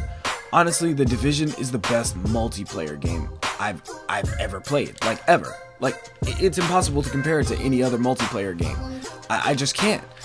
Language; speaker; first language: English; native; English